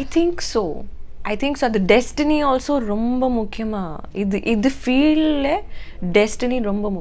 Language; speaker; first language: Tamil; non-native, learner; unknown